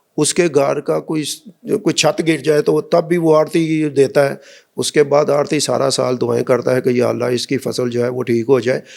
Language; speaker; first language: Urdu; non-native, local second language; Punjabi